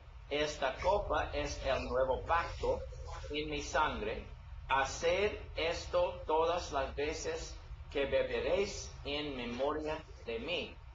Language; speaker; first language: Spanish; non-native, learner; English